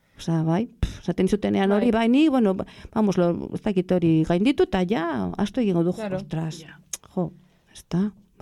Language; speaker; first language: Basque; non-native, local second language; Spanish